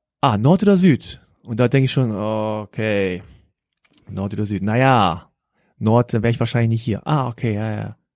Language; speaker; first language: German; early bilingual, other home language; Korean